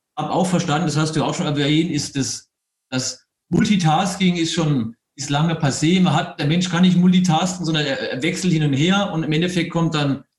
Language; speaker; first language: German; native; German